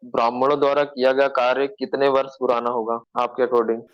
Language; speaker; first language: Hindi; native; Hindi